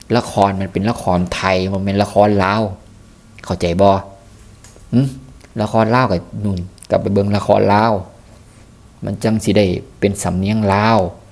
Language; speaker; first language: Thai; native; Thai